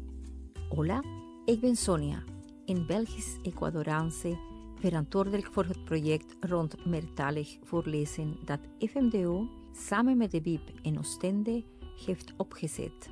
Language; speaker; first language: Dutch; early bilingual, heritage; Spanish